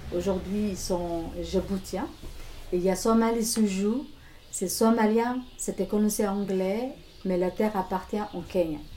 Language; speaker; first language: French; non-native, learner; Somali